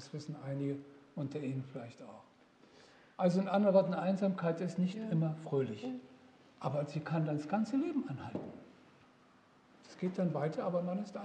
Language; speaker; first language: German; native; German